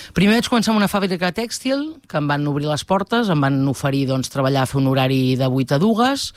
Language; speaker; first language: Catalan; native; Catalan